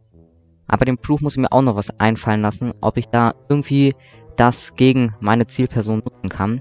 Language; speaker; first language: German; native; German